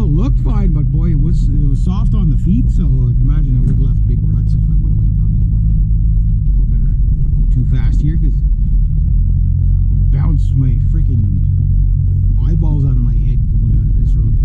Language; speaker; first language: English; native; English